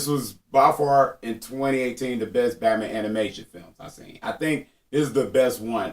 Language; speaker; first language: English; native; English